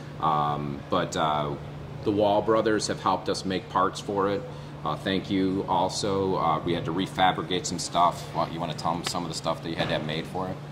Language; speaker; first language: English; native; English